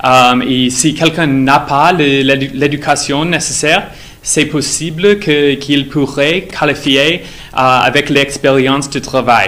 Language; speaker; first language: French; non-native, fluent; English